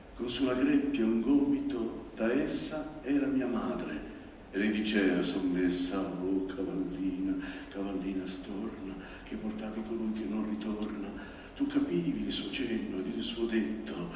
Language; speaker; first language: Italian; non-native, local second language; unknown